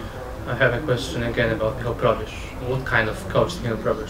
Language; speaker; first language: English; non-native, learner; Polish